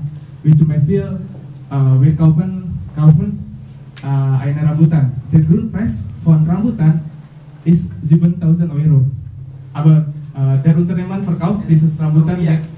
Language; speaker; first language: German; non-native, learner; Indonesian